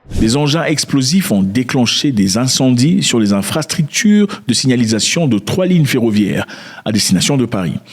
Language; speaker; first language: French; non-native, local second language; Lingala